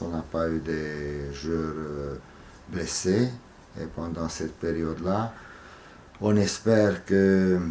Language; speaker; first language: French; non-native, fluent; Hungarian